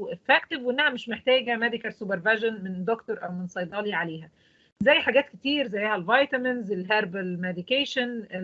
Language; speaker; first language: Arabic; native; Arabic